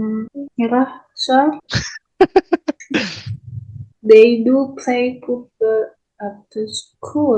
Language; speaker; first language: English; non-native, learner; Indonesian